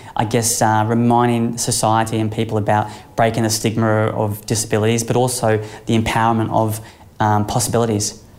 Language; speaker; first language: English; native; English